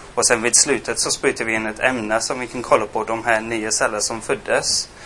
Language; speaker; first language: Swedish; non-native, fluent; English